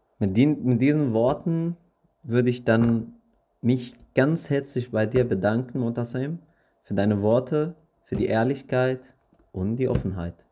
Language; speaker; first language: German; early bilingual, other home language; Arabic